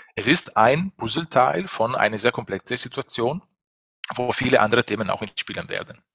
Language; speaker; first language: German; non-native, fluent; Italian